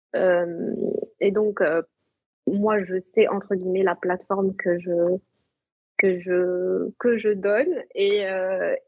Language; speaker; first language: French; non-native, local second language; Arabic